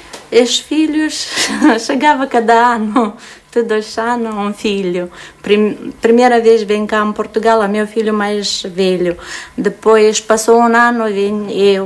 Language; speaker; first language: Portuguese; non-native, learner; Romanian